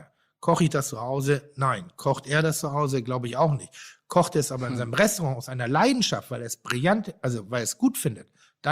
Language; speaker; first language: German; native; German